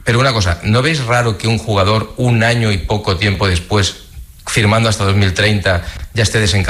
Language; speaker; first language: Spanish; native; Spanish